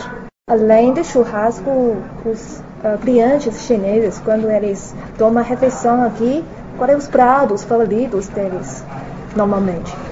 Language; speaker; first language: Portuguese; non-native, fluent; Chinese